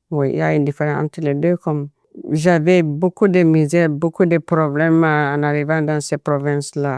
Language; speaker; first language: French; non-native, fluent; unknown